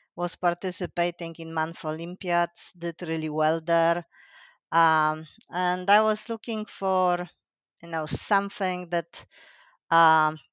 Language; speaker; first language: English; non-native, fluent; Polish